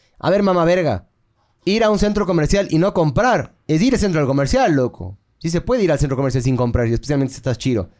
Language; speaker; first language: Spanish; native; Spanish